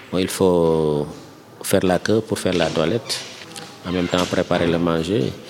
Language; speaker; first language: French; non-native, local second language; Wolof